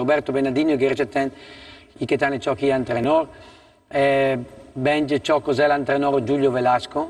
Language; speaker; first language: Turkish; non-native, learner; Italian